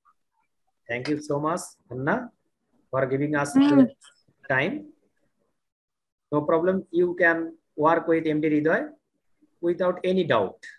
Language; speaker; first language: English; non-native, learner; Bangla